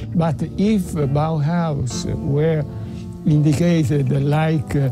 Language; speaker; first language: English; non-native, fluent; Italian